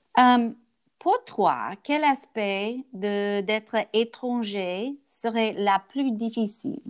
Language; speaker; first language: French; non-native, learner; English